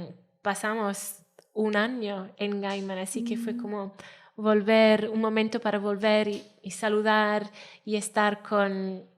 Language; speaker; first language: Spanish; non-native, learner; Welsh